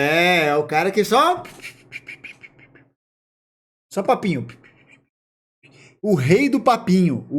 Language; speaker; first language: Portuguese; native; Portuguese